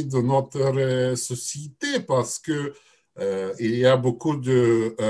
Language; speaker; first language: French; non-native, learner; Russian